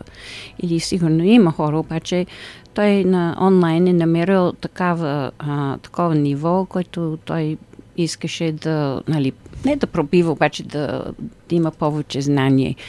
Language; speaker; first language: Bulgarian; early bilingual, heritage; Bulgarian